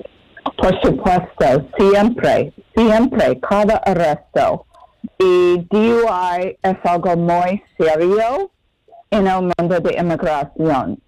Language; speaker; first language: Spanish; non-native, fluent; English